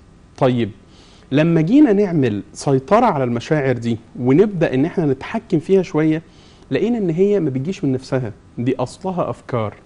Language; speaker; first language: Arabic; native; Arabic